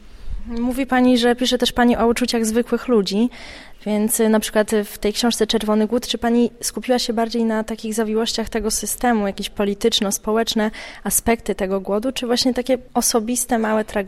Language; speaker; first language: Polish; native; Polish